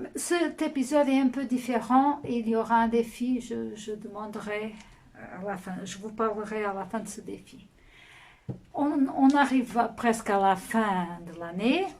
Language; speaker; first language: French; non-native, fluent; Portuguese